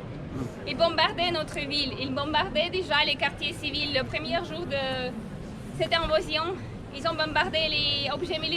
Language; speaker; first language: French; non-native, learner; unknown